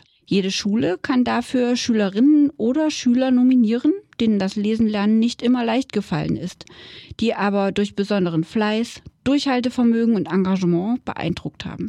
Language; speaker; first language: German; native; German